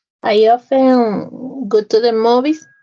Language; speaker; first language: English; non-native, learner; Spanish